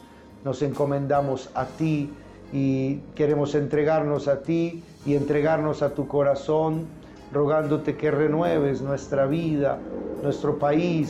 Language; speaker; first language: Spanish; native; Spanish